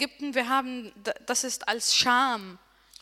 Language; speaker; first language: German; non-native, learner; Arabic